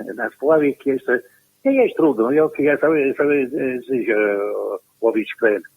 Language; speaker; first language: Polish; non-native, learner; Italian